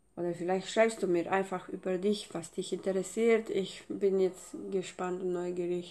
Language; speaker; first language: German; non-native, fluent; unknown